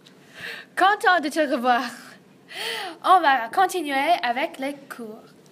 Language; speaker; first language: French; non-native, learner; English